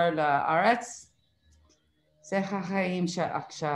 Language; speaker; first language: Hebrew; non-native, learner; English